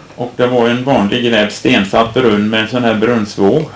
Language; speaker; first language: Swedish; native; Swedish